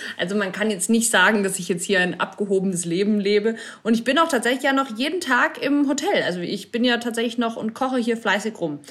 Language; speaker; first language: German; native; German